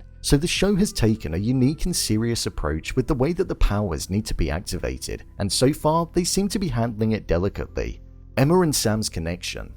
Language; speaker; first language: English; native; English